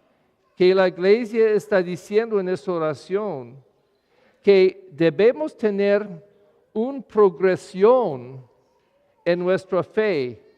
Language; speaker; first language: Spanish; non-native, fluent; English